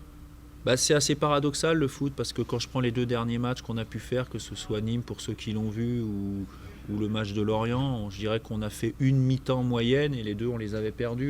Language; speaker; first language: French; native; French